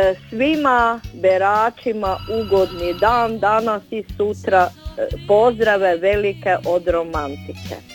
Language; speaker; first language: Serbian; native; Serbian